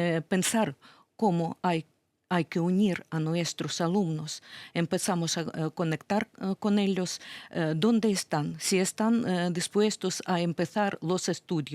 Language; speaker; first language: Spanish; non-native, fluent; Ukrainian